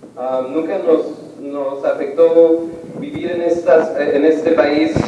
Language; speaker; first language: Spanish; early bilingual, heritage; Spanish